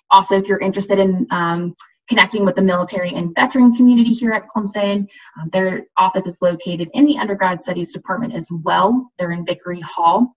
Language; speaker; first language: English; native; English